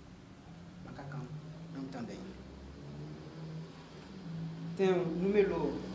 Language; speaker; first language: Portuguese; non-native, learner; Haitian Creole